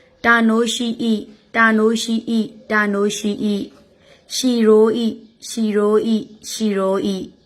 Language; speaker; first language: Japanese; non-native, fluent; Burmese